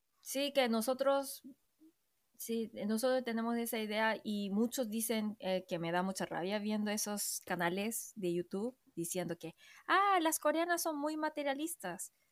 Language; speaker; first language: Spanish; non-native, fluent; Korean